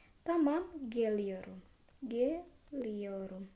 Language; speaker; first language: Turkish; non-native, fluent; Indonesian